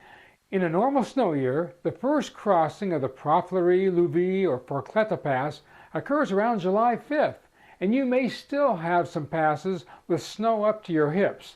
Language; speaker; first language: English; native; English